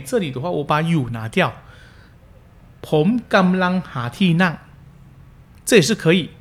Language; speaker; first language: Chinese; early bilingual, heritage; Chinese